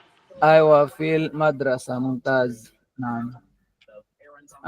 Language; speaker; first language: Arabic; non-native, fluent; Filipino